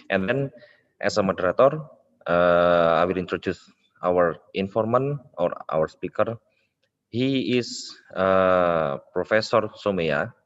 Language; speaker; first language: English; non-native, local second language; Indonesian